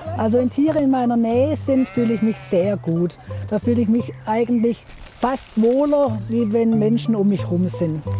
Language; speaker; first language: German; native; German